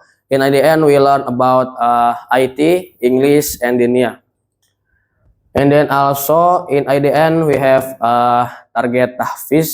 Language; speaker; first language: English; non-native, learner; Indonesian